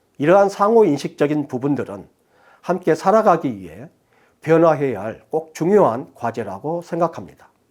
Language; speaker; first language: Korean; native; Korean